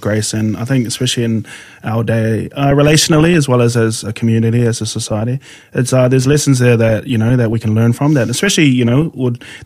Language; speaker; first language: English; native; English